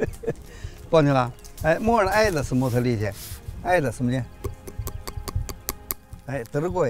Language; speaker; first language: Russian; non-native, learner; Chinese